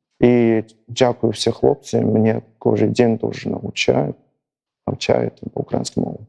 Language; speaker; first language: Ukrainian; non-native, learner; Chinese